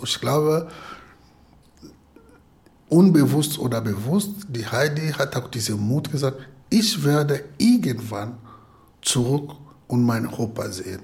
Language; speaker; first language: German; non-native, fluent; Lingala